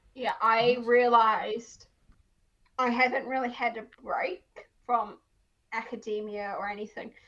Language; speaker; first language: English; native; English